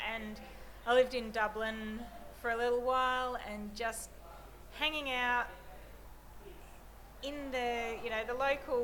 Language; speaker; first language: English; native; English